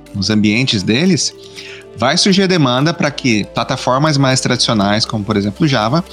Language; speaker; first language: Portuguese; native; Portuguese